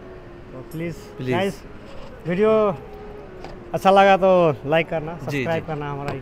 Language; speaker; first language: Hindi; non-native, local second language; Maithili